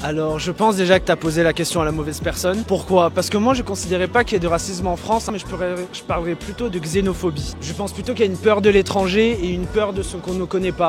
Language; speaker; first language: French; native; French